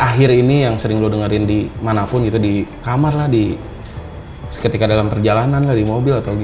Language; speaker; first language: Indonesian; native; Indonesian